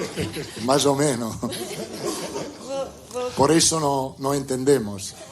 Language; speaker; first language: Portuguese; non-native, learner; Italian